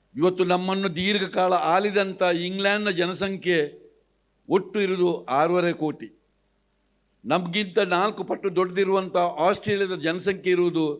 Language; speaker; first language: Kannada; non-native, local second language; Tulu